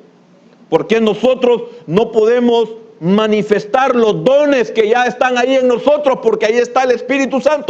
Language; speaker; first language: Spanish; native; Spanish